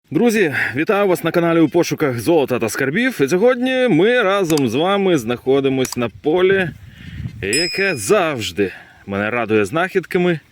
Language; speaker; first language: Ukrainian; native; Ukrainian